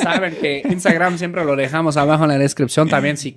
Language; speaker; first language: Spanish; native; Spanish